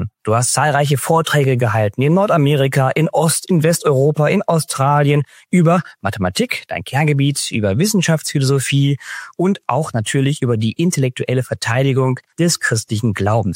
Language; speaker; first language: German; native; German